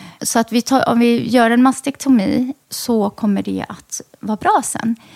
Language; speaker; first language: Swedish; early bilingual, other home language; Arabic